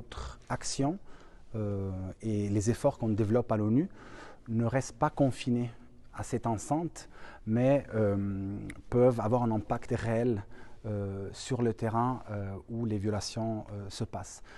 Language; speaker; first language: French; native; French